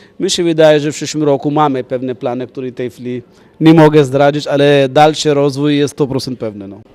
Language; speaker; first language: Polish; non-native, fluent; Punjabi